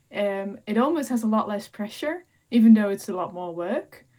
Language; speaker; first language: English; non-native, fluent; Dutch